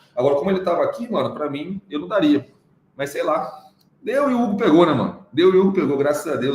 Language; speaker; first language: Portuguese; native; Portuguese